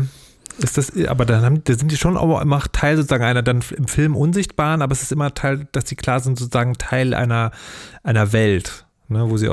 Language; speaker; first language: German; native; German